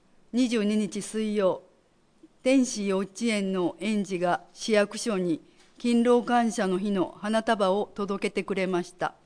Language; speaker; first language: Japanese; native; Japanese